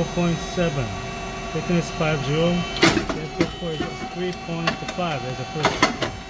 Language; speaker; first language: English; non-native, learner; Korean